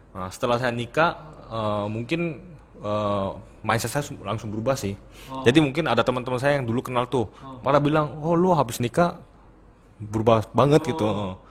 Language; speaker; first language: Indonesian; early bilingual, other home language; Korean